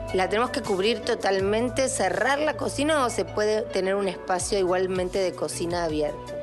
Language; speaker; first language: Spanish; native; Spanish